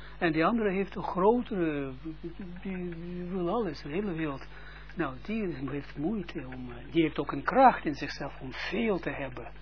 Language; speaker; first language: Dutch; non-native, fluent; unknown